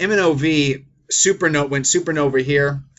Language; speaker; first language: English; native; English